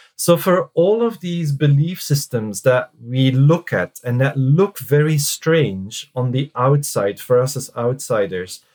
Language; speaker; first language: English; non-native, fluent; Dutch